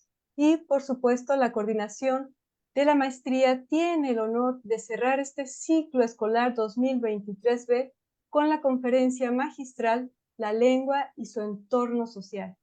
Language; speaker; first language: Spanish; native; Spanish